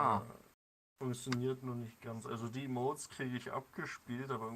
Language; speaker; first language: German; native; German